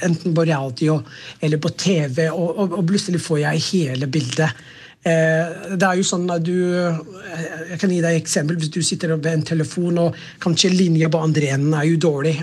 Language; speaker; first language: Norwegian; non-native, fluent; Somali